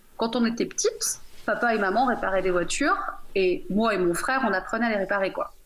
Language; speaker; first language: French; native; French